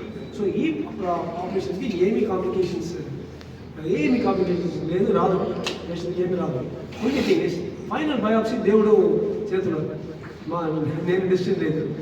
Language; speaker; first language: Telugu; non-native, learner; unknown